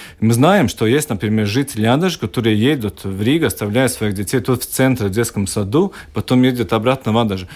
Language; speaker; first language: Russian; non-native, local second language; Latvian